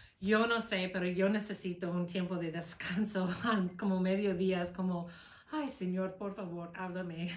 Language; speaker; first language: Spanish; non-native, fluent; English